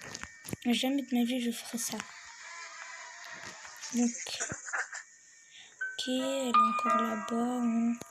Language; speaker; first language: French; native; French